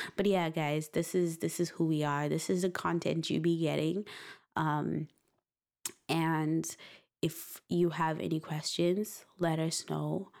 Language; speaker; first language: English; non-native, local second language; Shona